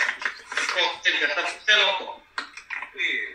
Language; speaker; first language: French; native; French